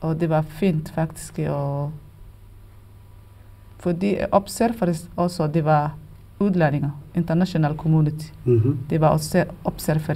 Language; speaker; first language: Danish; non-native, learner; Somali